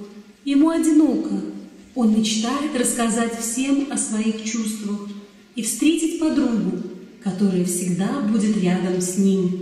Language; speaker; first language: Russian; native; Russian